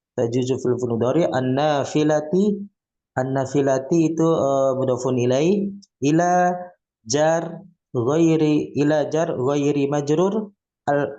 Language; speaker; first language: Arabic; non-native, learner; Indonesian